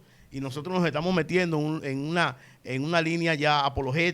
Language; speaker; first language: Spanish; native; Spanish